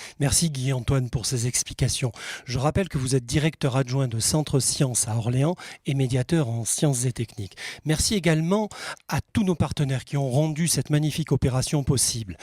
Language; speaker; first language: French; native; French